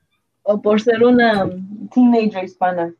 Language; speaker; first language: Spanish; early bilingual, heritage; Spanish